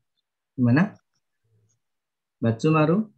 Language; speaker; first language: Japanese; non-native, fluent; Indonesian